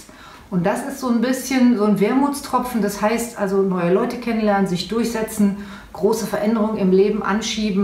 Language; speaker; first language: German; native; German